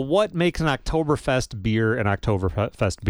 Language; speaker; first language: English; native; English